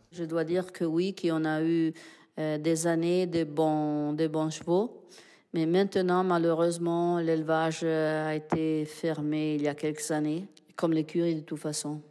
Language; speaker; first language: French; non-native, fluent; Italian